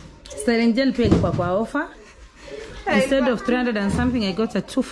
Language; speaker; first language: English; non-native, local second language; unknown